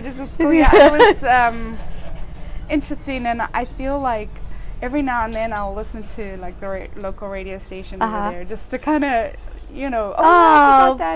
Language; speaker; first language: English; native; English